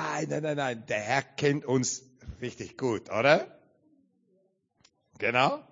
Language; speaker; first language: German; non-native, learner; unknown